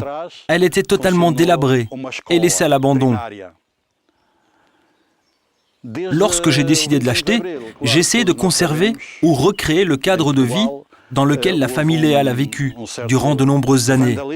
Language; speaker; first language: French; native; French